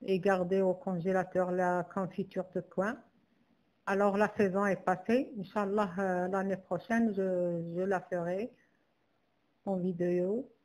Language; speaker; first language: French; non-native, local second language; Arabic